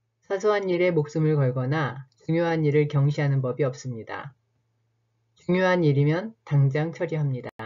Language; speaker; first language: Korean; native; Korean